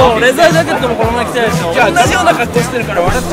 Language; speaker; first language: Japanese; native; Japanese